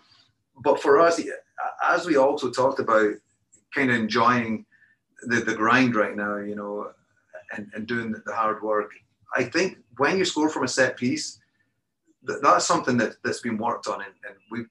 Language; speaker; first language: English; native; English